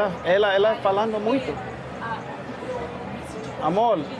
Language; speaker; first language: Portuguese; non-native, learner; English